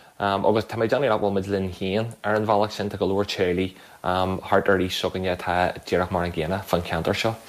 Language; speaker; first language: Irish; native; Irish